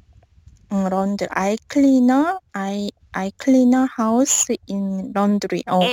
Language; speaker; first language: English; non-native, learner; Korean